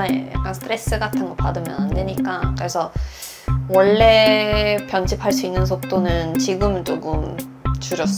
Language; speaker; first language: Korean; non-native, fluent; Swedish